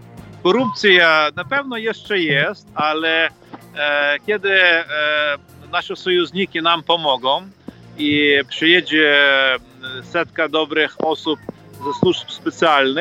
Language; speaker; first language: Polish; non-native, fluent; Ukrainian